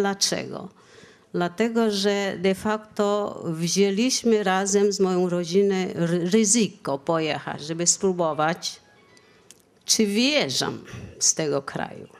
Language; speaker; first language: Polish; non-native, fluent; Vietnamese